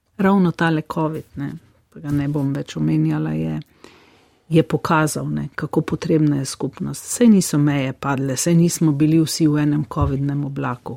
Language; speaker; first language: Slovenian; native; Slovenian